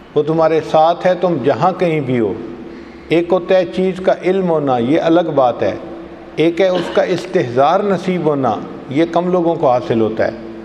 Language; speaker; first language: Urdu; non-native, local second language; Punjabi